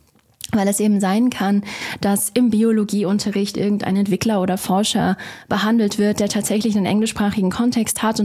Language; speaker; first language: German; native; German